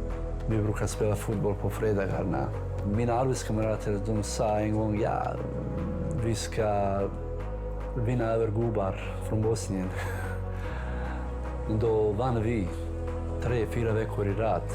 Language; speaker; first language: Swedish; non-native, fluent; Bosnian